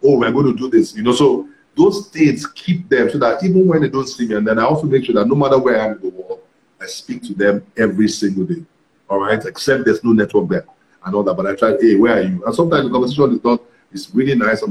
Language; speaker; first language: English; non-native, local second language; Yoruba